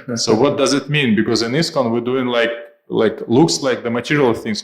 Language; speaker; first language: English; non-native, fluent; Russian